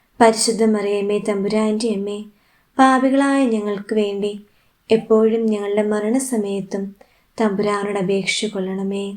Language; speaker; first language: Malayalam; native; Malayalam